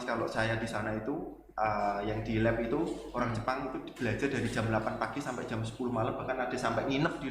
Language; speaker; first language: Indonesian; native; Indonesian